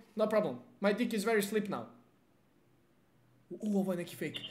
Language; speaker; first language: English; non-native, learner; Serbian